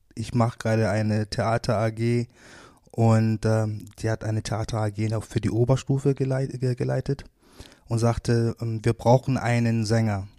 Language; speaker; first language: German; native; German